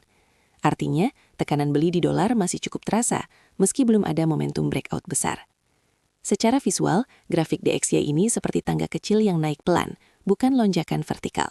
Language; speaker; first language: Indonesian; native; Indonesian